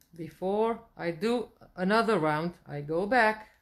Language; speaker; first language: English; non-native, fluent; Romanian